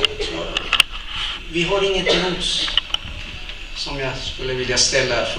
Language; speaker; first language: Swedish; non-native, learner; Turkish